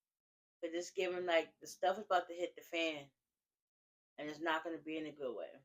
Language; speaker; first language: English; native; English